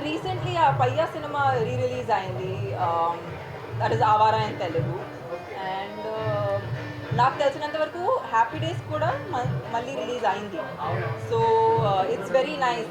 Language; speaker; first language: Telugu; non-native, fluent; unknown